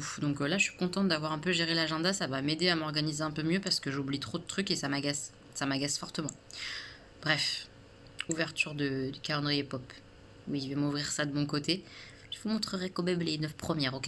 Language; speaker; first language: French; native; French